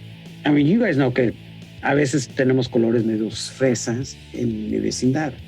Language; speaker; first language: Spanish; early bilingual, heritage; Spanish